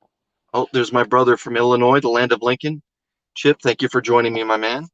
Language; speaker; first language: English; native; English